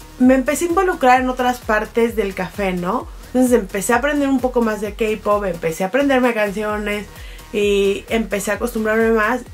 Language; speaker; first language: Spanish; native; Spanish